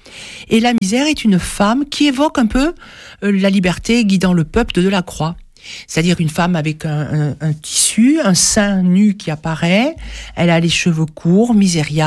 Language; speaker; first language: French; native; French